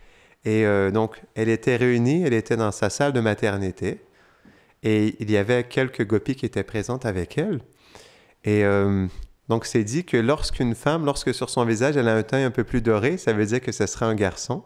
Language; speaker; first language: French; native; French